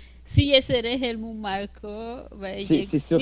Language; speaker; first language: French; non-native, fluent; Spanish